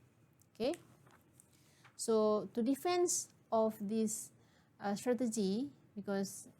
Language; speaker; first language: English; non-native, local second language; Malay